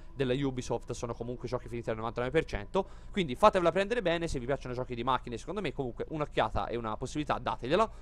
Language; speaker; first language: Italian; native; Italian